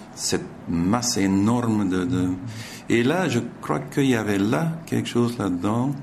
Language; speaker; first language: French; native; French